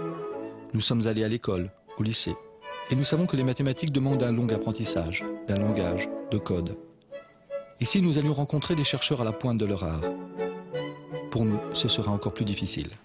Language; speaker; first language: French; native; French